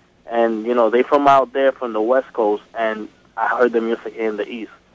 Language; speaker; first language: English; early bilingual, other home language; Spanish